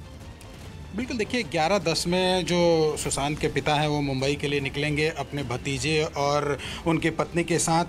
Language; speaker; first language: Hindi; native; Hindi